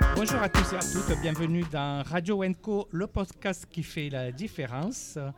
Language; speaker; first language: French; native; French